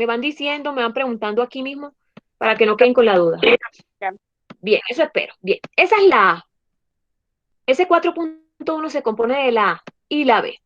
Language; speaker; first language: Spanish; native; Spanish